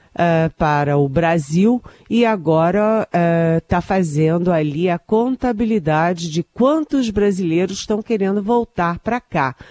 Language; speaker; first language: Portuguese; native; Portuguese